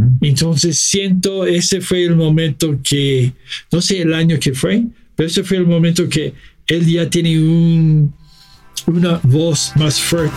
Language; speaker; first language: Spanish; non-native, fluent; English